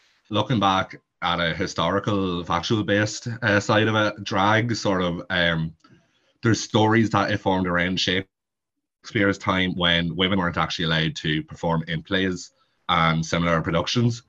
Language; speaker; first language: English; native; English